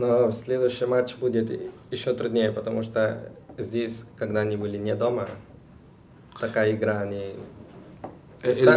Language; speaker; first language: Russian; non-native, fluent; Spanish